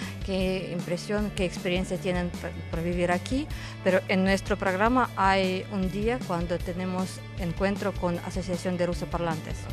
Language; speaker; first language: Spanish; non-native, fluent; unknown